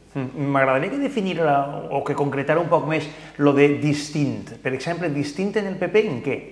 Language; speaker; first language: Catalan; native; Catalan